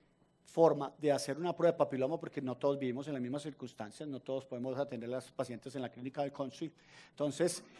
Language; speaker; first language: Spanish; native; Spanish